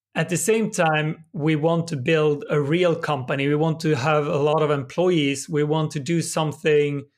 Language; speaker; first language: English; non-native, fluent; Swedish